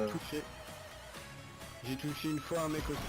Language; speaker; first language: French; native; French